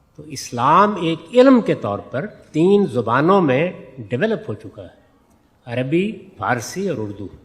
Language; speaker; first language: Urdu; native; Urdu